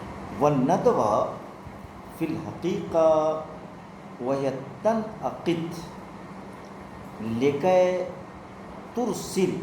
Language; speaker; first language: Arabic; non-native, fluent; Urdu